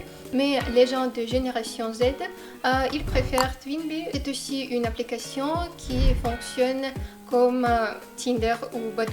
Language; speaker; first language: French; non-native, fluent; Russian